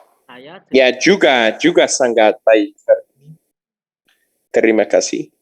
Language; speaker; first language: Indonesian; non-native, learner; English